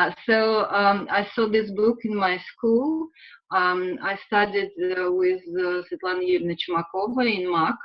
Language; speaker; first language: English; non-native, fluent; Russian